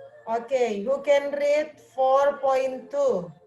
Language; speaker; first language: English; non-native, learner; Indonesian